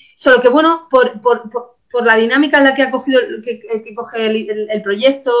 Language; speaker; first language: Spanish; native; Spanish